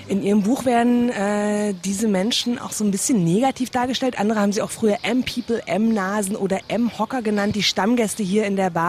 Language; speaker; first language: German; native; German